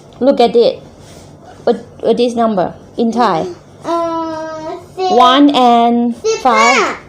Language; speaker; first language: English; non-native, learner; Thai